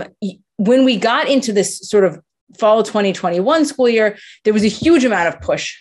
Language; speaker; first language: English; native; English